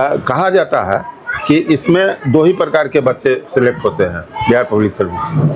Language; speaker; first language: Hindi; native; Hindi